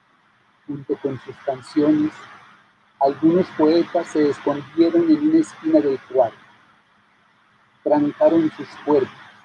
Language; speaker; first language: Spanish; native; Spanish